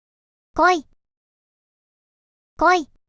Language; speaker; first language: Japanese; native; Japanese